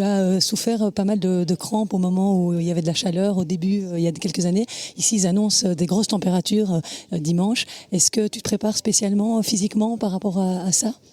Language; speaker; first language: French; native; French